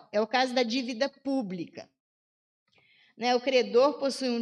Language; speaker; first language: Portuguese; native; Portuguese